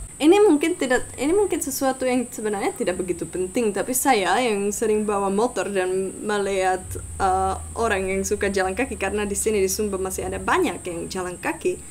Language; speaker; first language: Indonesian; non-native, fluent; Czech